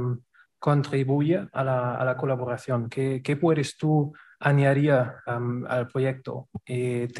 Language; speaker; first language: Spanish; non-native, learner; German